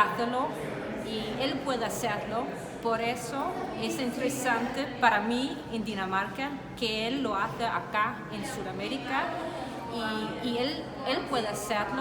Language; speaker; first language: Spanish; non-native, learner; Danish